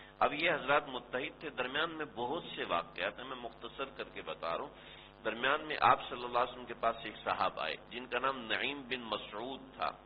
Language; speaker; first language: Urdu; non-native, local second language; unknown